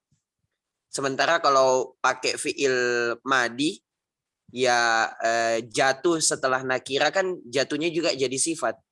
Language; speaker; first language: Indonesian; native; Indonesian